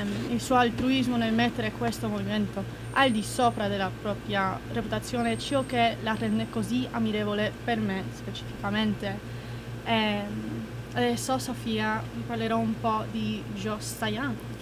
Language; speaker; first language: Italian; non-native, fluent; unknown